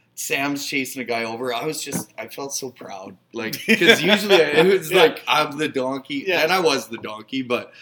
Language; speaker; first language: English; native; English